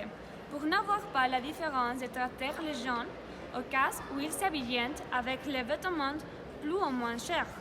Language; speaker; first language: French; non-native, learner; Spanish